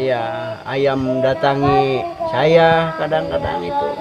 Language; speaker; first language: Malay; non-native, local second language; Sundanese